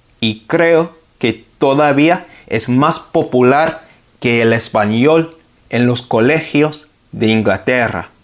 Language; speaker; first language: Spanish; non-native, fluent; English